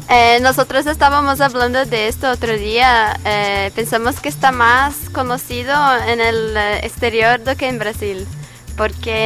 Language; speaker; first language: Spanish; non-native, learner; Portuguese